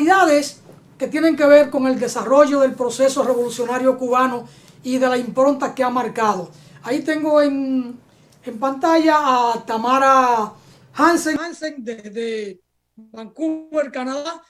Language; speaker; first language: Spanish; native; Spanish